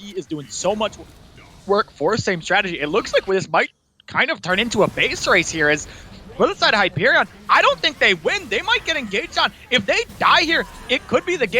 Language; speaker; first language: English; native; English